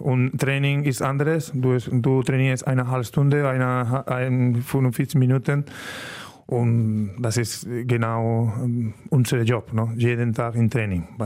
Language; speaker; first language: German; non-native, learner; Spanish